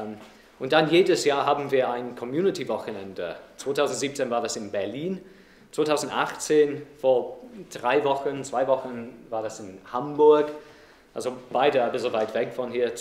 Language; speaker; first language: German; non-native, fluent; English